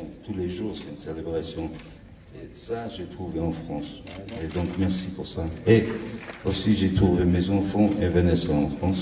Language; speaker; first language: French; non-native, learner; English